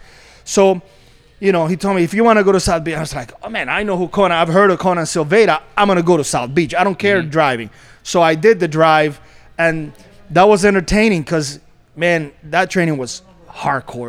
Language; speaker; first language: English; non-native, fluent; Spanish